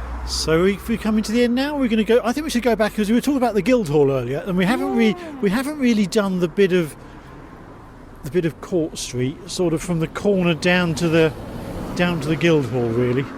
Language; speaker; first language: English; native; English